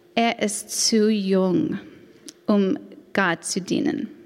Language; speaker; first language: German; non-native, fluent; English